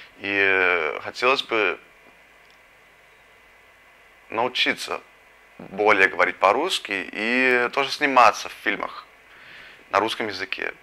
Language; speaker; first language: Russian; early bilingual, heritage; Russian